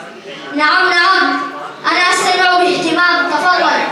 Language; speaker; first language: Arabic; non-native, learner; Urdu